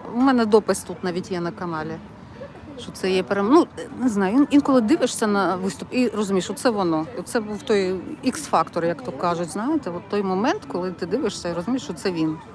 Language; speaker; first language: Ukrainian; non-native, local second language; Russian